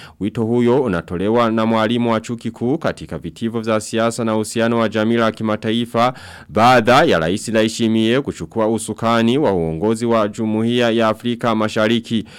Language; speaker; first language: Swahili; non-native, local second language; Rundi